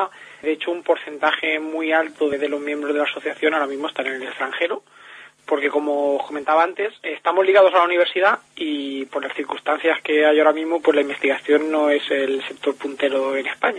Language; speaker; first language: Spanish; native; Spanish